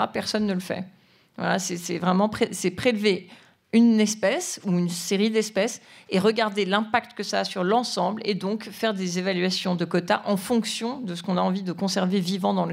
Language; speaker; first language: French; native; French